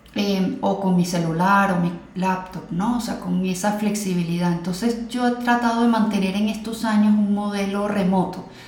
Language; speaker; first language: Spanish; native; Spanish